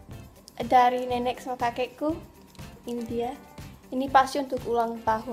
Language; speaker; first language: Indonesian; early bilingual, other home language; English